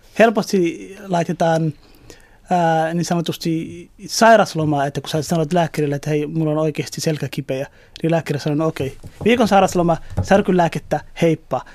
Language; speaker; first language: Finnish; early bilingual, other home language; Somali